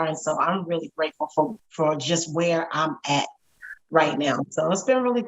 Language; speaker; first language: English; native; English